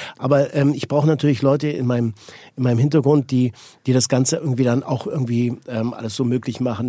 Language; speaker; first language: German; native; German